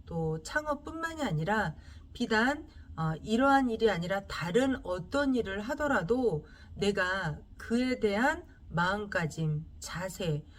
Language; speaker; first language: Korean; native; Korean